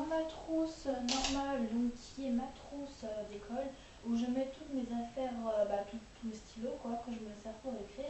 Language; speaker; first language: French; native; French